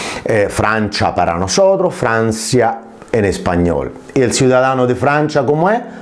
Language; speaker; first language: Spanish; non-native, fluent; Italian